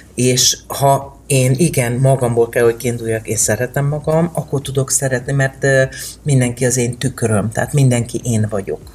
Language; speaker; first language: Hungarian; native; Hungarian